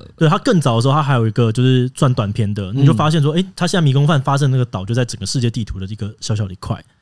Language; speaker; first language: Chinese; native; Chinese